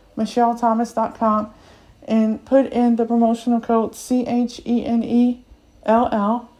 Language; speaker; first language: English; native; English